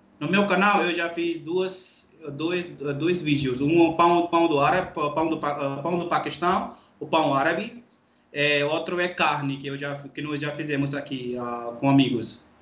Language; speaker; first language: Portuguese; non-native, learner; Urdu